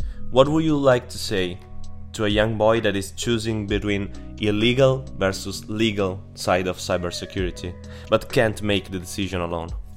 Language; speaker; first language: English; non-native, fluent; Italian